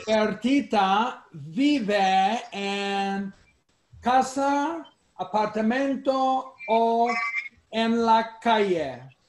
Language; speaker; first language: Spanish; non-native, fluent; English